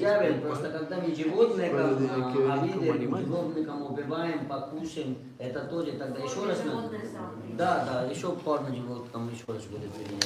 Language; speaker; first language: Russian; non-native, learner; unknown